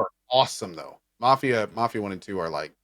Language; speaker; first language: English; native; English